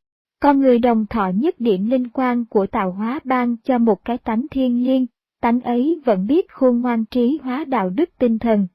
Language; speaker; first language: Vietnamese; native; Vietnamese